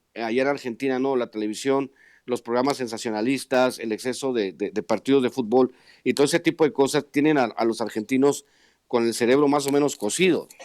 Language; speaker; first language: Spanish; native; Spanish